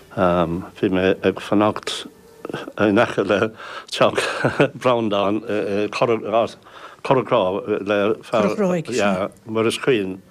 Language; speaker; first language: Irish; non-native, local second language; English